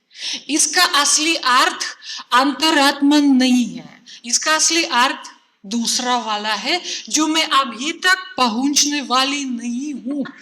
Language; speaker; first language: Hindi; non-native, fluent; Russian